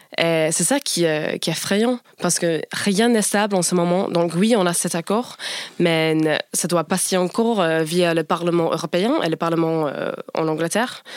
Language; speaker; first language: French; non-native, fluent; English